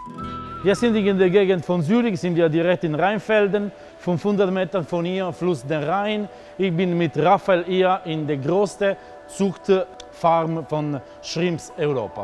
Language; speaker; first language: German; non-native, fluent; Italian